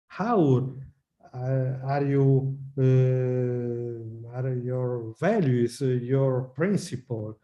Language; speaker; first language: English; non-native, learner; Italian